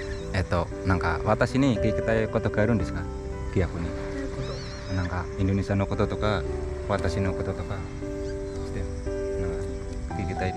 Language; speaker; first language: Japanese; non-native, learner; Indonesian